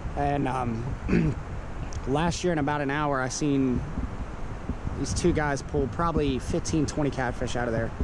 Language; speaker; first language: English; native; English